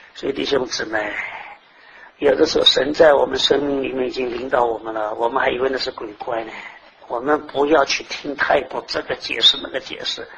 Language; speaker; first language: Chinese; early bilingual, heritage; Chinese